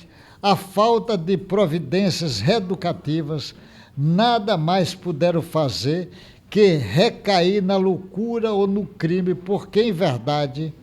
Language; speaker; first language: Portuguese; native; Portuguese